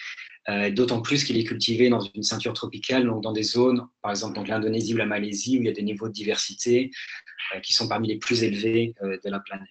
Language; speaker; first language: French; native; French